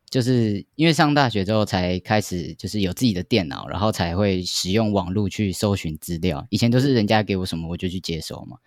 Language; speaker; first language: Chinese; native; Chinese